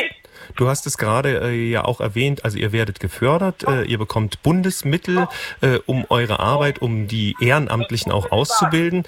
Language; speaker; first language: German; native; German